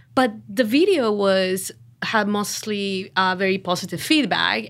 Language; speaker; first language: English; non-native, fluent; Spanish